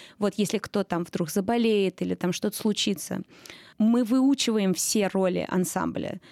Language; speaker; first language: Russian; early bilingual, heritage; Russian